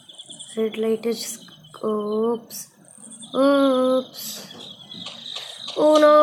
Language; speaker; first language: English; non-native, learner; Hindi